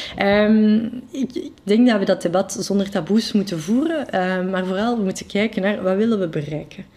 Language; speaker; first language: Dutch; non-native, local second language; French